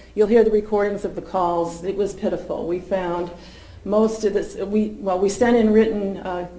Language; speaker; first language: English; native; English